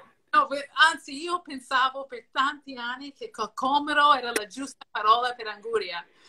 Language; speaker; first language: Italian; non-native, fluent; English